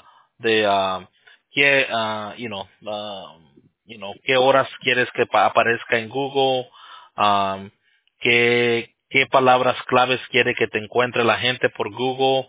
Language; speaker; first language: Spanish; early bilingual, heritage; Spanish